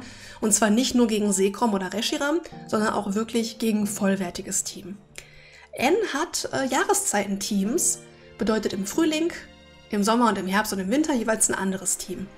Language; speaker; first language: German; native; German